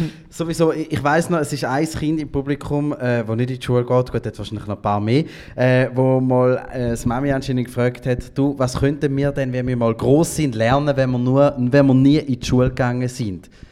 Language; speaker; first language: German; native; German